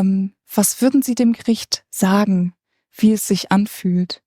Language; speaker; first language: German; native; German